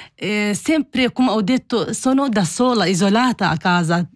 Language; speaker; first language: Italian; non-native, learner; Kurdish